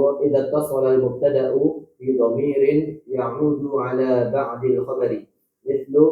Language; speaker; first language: Arabic; non-native, learner; Indonesian